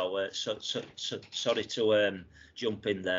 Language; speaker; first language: English; native; English